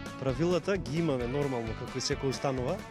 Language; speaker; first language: Macedonian; native; Macedonian